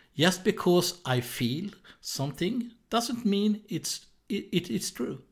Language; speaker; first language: English; non-native, fluent; Swedish